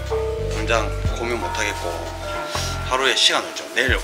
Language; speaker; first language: Korean; native; Korean